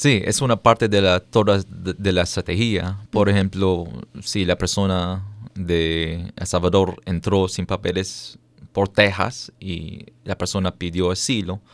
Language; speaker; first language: Spanish; non-native, fluent; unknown